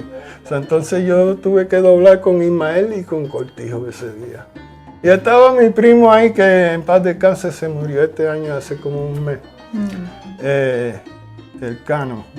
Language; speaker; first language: Spanish; early bilingual, heritage; Spanish